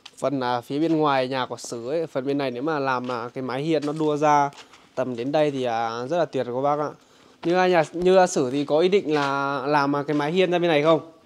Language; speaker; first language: Vietnamese; native; Vietnamese